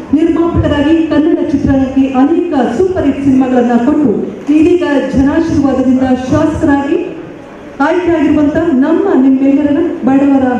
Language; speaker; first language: Kannada; native; Kannada